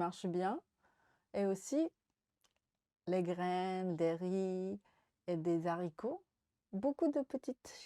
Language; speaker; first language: French; non-native, fluent; Japanese